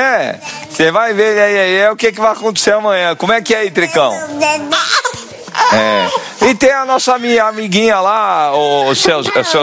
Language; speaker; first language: Portuguese; native; Portuguese